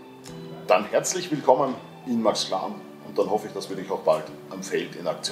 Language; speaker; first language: German; native; German